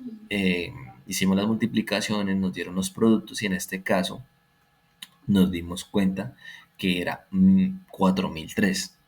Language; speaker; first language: Spanish; native; Spanish